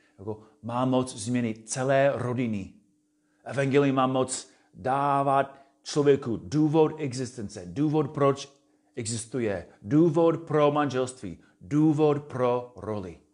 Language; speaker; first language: Czech; non-native, fluent; English